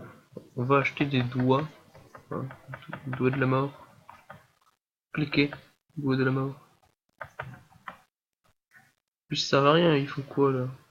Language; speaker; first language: French; native; French